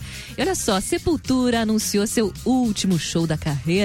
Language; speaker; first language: Portuguese; native; Portuguese